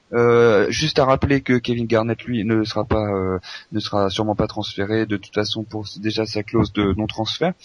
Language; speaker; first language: French; native; French